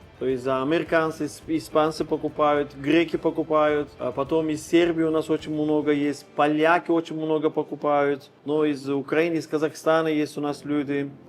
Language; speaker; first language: Russian; non-native, fluent; Turkish